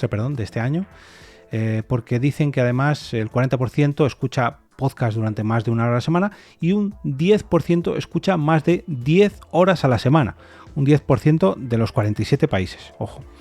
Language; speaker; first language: Spanish; native; Spanish